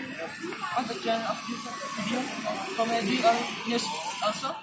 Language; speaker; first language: English; non-native, learner; Indonesian